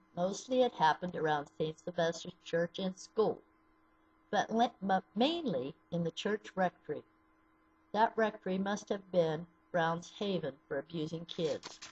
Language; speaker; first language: English; native; English